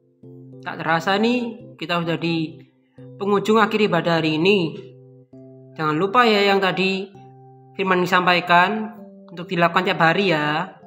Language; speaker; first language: Indonesian; native; Indonesian